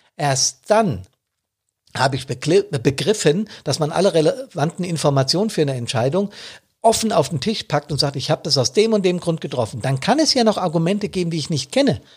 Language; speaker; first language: German; native; German